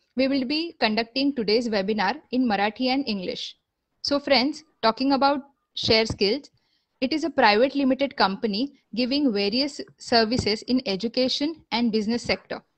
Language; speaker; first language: English; non-native, local second language; Marathi